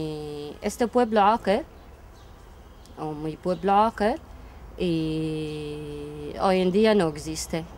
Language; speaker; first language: Spanish; non-native, fluent; Arabic